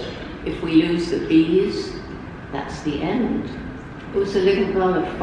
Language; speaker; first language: English; native; English